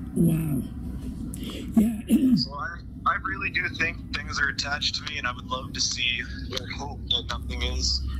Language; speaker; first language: English; native; English